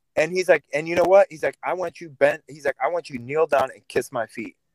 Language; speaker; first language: English; early bilingual, other home language; Russian